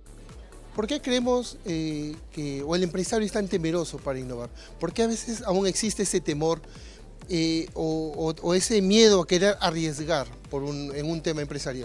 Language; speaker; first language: Spanish; native; Spanish